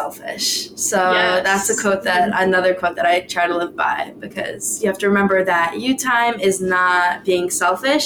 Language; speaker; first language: English; early bilingual, other home language; Hebrew